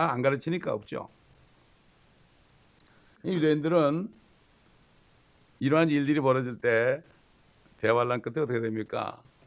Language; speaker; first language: Korean; native; Korean